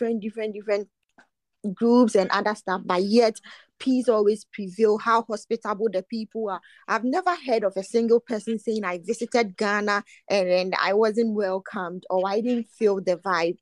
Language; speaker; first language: English; non-native, local second language; Akan